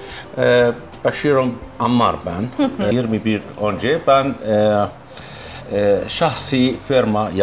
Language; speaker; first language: Turkish; non-native, learner; Arabic